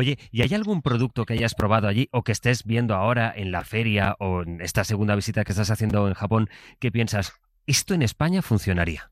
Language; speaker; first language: Spanish; native; Spanish